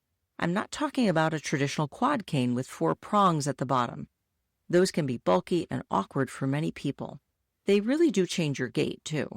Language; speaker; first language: English; native; English